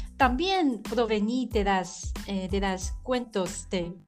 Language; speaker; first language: Spanish; non-native, learner; Chinese